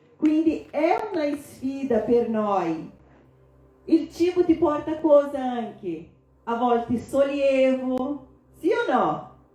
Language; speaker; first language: Italian; non-native, fluent; Portuguese